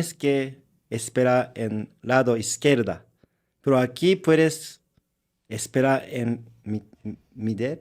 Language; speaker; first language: Spanish; non-native, learner; Japanese